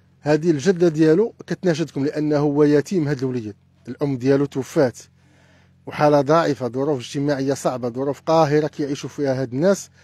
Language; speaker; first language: Arabic; native; Arabic